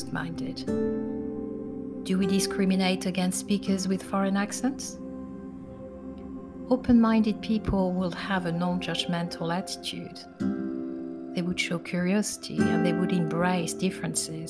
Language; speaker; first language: English; non-native, fluent; French